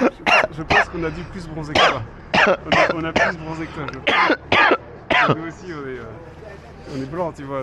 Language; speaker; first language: French; native; French